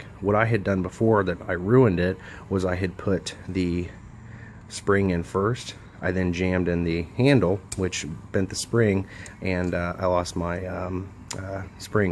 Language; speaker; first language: English; native; English